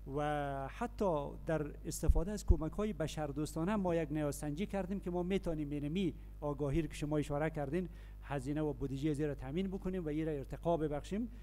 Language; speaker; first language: Persian; native; Persian